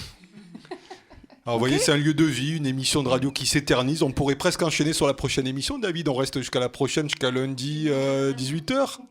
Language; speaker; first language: French; native; French